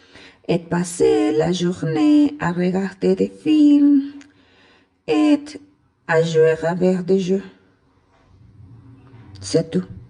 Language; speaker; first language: French; non-native, learner; Spanish